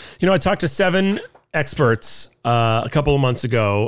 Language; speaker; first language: English; native; English